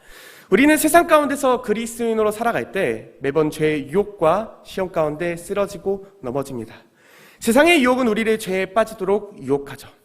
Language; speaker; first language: Korean; native; Korean